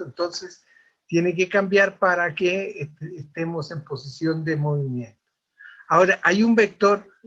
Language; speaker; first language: Spanish; native; Spanish